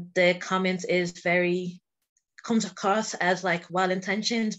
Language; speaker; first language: English; native; English